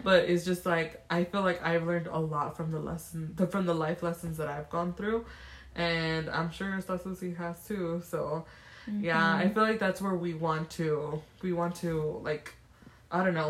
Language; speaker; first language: English; early bilingual, other home language; Spanish